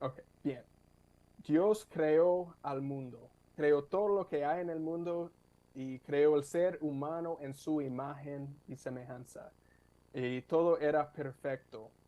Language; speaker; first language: Spanish; non-native, fluent; English